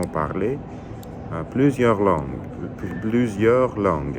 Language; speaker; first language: French; non-native, learner; Russian